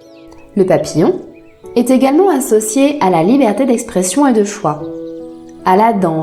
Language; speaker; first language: French; native; French